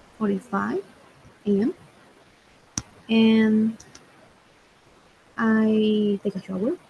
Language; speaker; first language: English; non-native, learner; Spanish